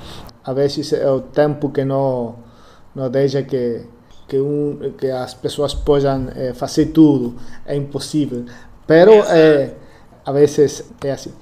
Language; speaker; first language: Portuguese; non-native, learner; Spanish